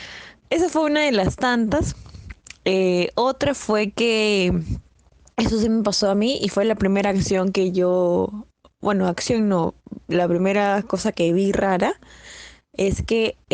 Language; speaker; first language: Spanish; native; Spanish